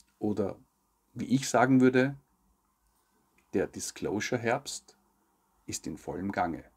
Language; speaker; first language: German; native; German